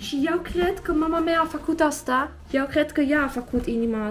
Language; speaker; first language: Romanian; non-native, learner; Dutch